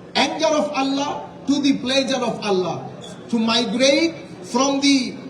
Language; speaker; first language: English; non-native, local second language; Bangla